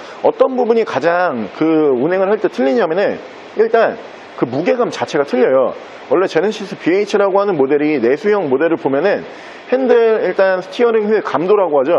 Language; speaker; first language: Korean; native; Korean